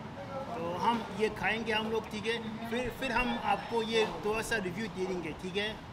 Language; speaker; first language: Hindi; non-native, learner; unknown